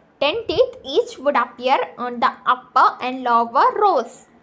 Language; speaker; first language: English; non-native, local second language; Malayalam